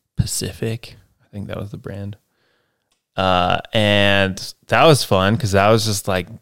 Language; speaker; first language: English; native; English